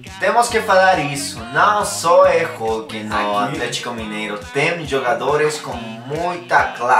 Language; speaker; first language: Portuguese; non-native, learner; Spanish